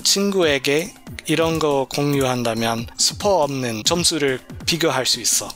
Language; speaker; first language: Korean; non-native, learner; English